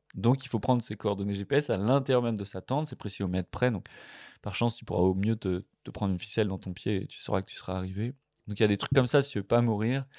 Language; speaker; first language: French; native; French